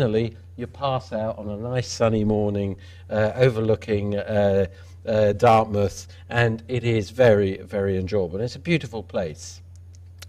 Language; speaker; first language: English; native; English